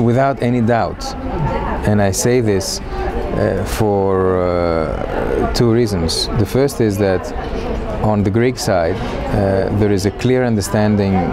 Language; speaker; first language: English; non-native, fluent; Greek